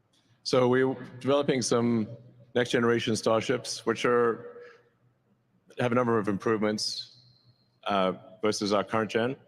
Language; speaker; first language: English; native; English